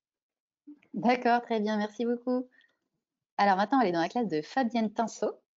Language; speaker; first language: French; native; French